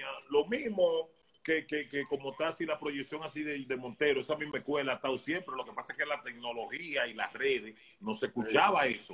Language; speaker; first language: Spanish; native; Spanish